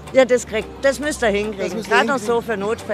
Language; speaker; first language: German; native; German